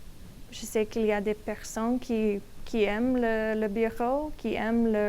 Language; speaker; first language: French; non-native, learner; English